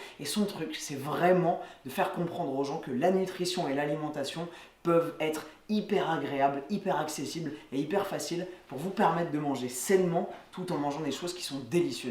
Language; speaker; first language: French; native; French